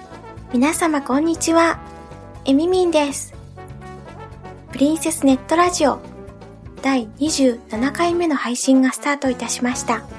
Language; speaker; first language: Japanese; native; Japanese